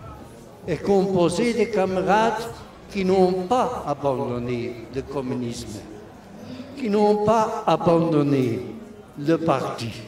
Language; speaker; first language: French; non-native, local second language; Dutch